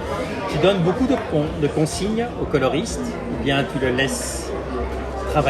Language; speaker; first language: French; native; French